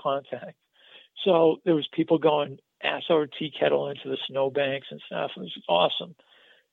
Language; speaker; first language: English; native; English